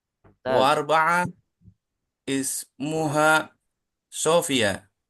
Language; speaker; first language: Arabic; non-native, learner; Indonesian